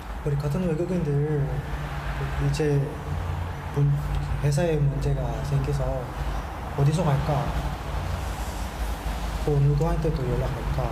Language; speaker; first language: Korean; non-native, fluent; Filipino